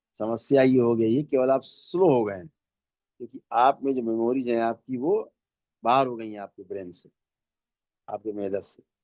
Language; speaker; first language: Hindi; native; Hindi